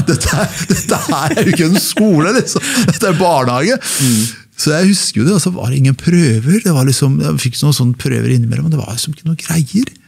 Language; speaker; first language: Norwegian; early bilingual, other home language; Persian